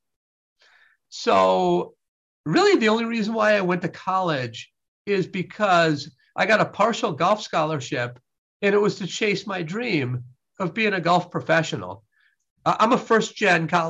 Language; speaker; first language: English; native; English